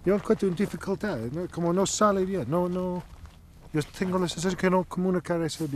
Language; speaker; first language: Spanish; non-native, learner; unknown